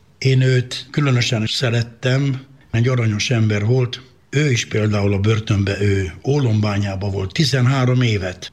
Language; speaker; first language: Hungarian; native; Hungarian